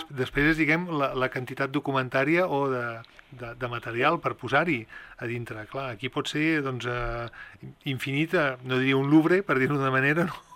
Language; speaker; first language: Catalan; native; Catalan